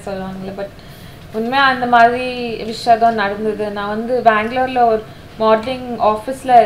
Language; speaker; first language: Tamil; non-native, fluent; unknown